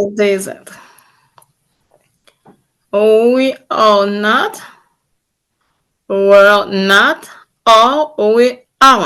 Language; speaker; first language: English; non-native, learner; Haitian Creole